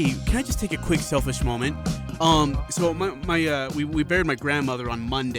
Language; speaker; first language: English; native; English